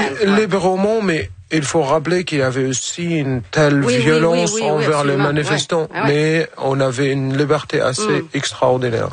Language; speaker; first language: French; non-native, fluent; Arabic